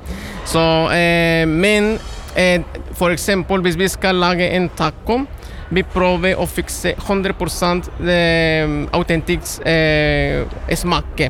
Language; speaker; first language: Norwegian; non-native, fluent; Spanish